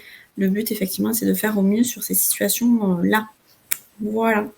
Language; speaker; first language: French; native; French